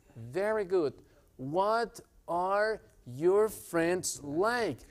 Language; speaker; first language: English; non-native, fluent; Spanish